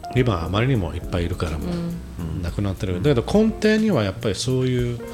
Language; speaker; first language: Japanese; native; Japanese